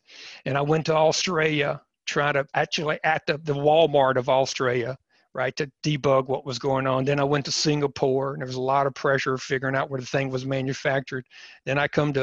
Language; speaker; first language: English; native; English